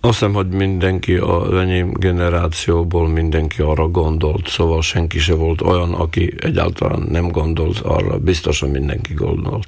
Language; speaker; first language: Hungarian; non-native, local second language; Slovak